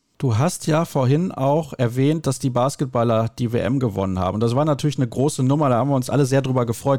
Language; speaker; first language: German; native; German